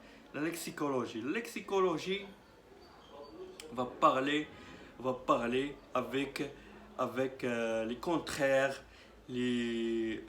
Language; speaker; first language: French; non-native, learner; Arabic